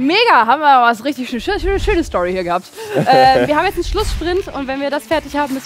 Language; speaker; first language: German; native; German